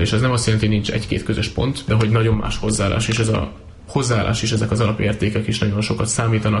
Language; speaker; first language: Hungarian; native; Hungarian